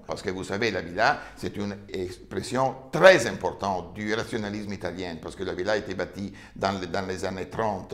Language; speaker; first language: French; non-native, fluent; Italian